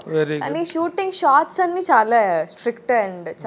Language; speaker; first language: Telugu; non-native, learner; Tamil